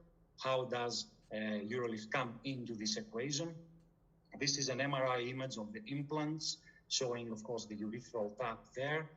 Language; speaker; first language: English; non-native, fluent; Greek